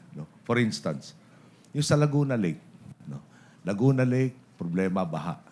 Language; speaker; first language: Filipino; native; Filipino